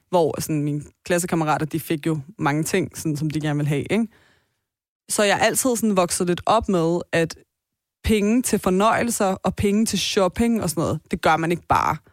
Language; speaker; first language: Danish; early bilingual, other home language; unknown